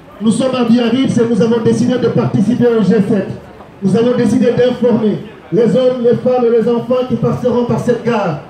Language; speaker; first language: French; non-native, local second language; Wolof